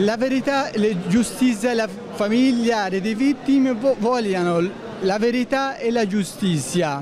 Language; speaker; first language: Italian; non-native, learner; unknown